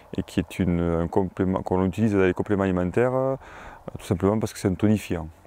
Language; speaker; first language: French; native; French